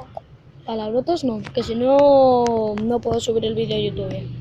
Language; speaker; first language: Spanish; native; Spanish